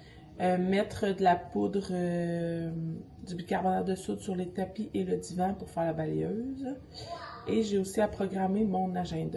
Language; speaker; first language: French; native; French